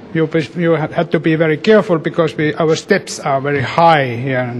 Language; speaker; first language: English; non-native, learner; Finnish